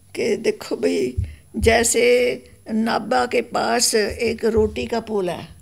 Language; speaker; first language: Hindi; non-native, local second language; Punjabi